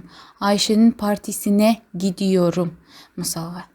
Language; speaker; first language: Turkish; non-native, fluent; Kazakh